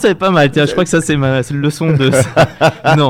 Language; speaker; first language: French; native; French